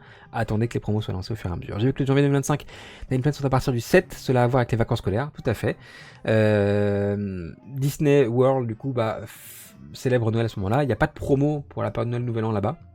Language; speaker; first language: French; native; French